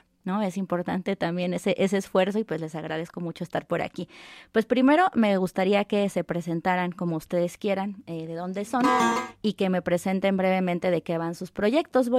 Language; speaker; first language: Spanish; native; Spanish